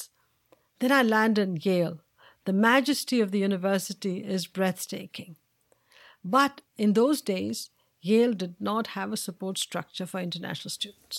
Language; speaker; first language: English; non-native, local second language; Tamil